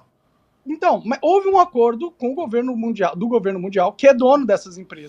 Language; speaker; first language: Portuguese; native; Portuguese